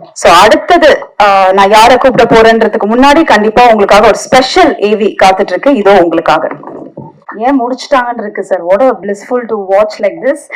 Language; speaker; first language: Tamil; native; Tamil